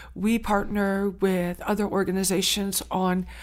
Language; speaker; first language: English; early bilingual, other home language; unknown